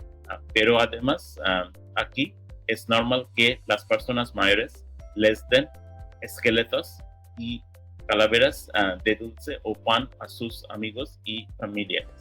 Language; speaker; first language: Spanish; non-native, learner; English